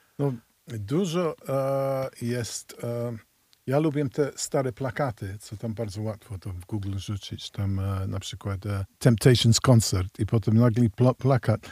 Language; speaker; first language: Polish; early bilingual, heritage; Polish